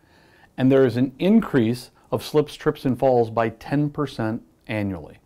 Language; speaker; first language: English; native; English